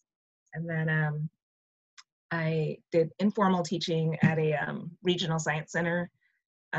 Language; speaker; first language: English; native; English